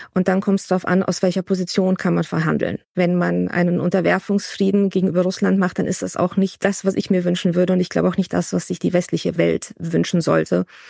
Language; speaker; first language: German; early bilingual, other home language; Romanian